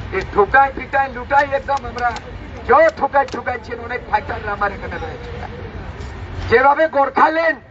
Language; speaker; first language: Bangla; non-native, local second language; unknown